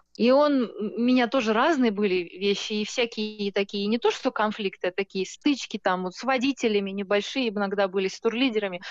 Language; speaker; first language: Russian; native; Russian